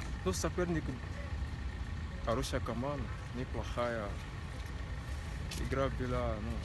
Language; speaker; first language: Russian; non-native, learner; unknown